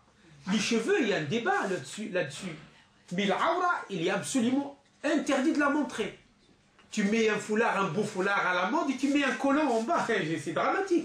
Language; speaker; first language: French; non-native, local second language; Arabic